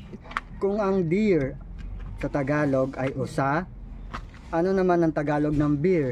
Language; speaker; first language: Filipino; native; Filipino